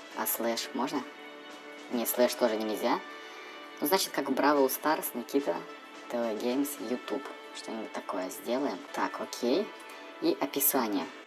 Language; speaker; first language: Russian; native; Russian